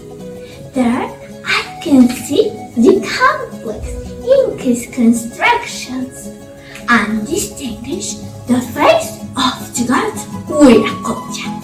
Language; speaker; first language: English; non-native, learner; Spanish